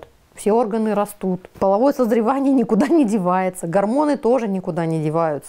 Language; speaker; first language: Russian; native; Russian